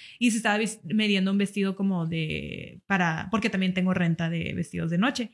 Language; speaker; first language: Spanish; early bilingual, heritage; Spanish